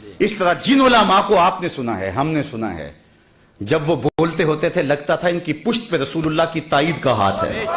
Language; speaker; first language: Urdu; non-native, local second language; Punjabi